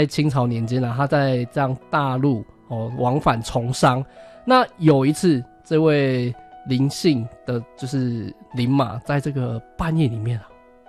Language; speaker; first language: Chinese; native; Chinese